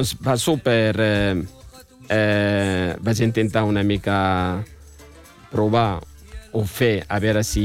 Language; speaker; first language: Catalan; non-native, fluent; Arabic